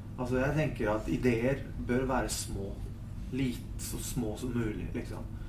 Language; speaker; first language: Norwegian; early bilingual, other home language; Spanish